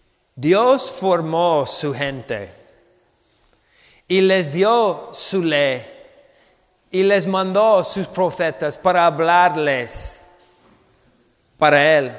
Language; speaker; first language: Spanish; non-native, fluent; English